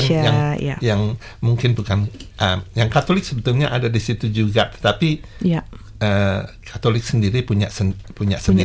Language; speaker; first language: Indonesian; non-native, local second language; Javanese